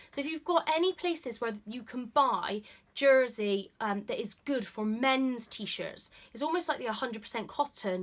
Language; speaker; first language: English; native; English